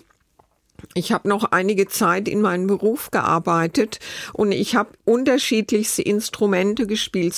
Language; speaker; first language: German; native; German